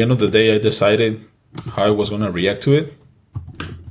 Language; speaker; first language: English; non-native, fluent; Spanish